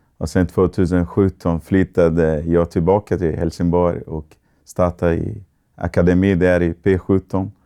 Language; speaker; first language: Swedish; non-native, fluent; Portuguese